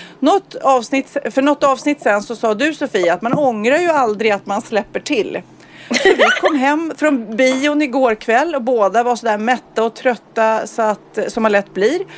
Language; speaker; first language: Swedish; native; Swedish